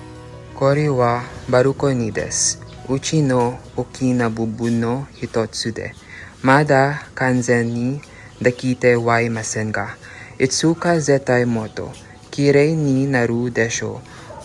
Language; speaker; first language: Japanese; non-native, learner; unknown